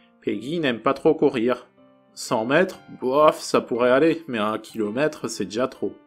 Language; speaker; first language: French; non-native, fluent; Japanese